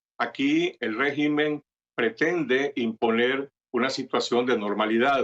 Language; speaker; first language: Spanish; native; Spanish